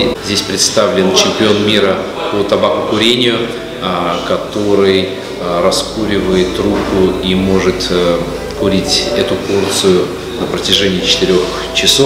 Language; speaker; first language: Russian; native; Russian